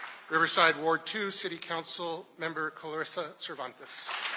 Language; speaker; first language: English; native; English